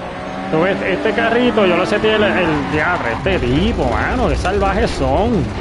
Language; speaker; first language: Spanish; early bilingual, heritage; Spanish